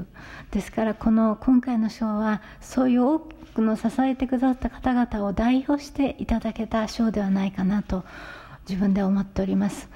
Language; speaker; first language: Japanese; native; Japanese